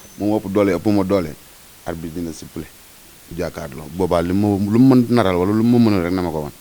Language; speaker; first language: Wolof; native; Wolof